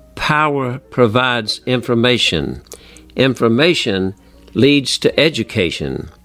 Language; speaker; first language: English; native; English